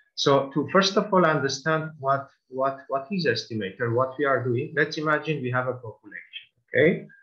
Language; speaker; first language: English; non-native, fluent; Armenian